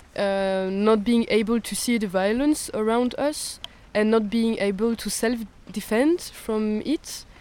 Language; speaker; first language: English; non-native, fluent; French